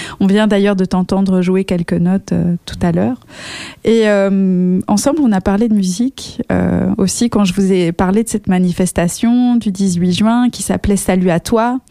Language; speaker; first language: French; native; French